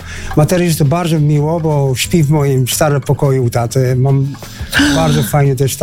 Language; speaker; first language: Polish; non-native, learner; Dutch